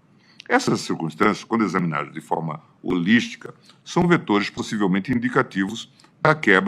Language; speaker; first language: Portuguese; native; Portuguese